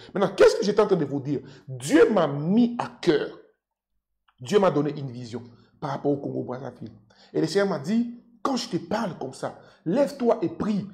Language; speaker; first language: French; non-native, local second language; Lingala